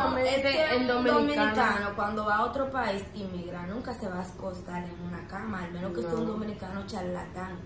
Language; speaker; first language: Spanish; native; Spanish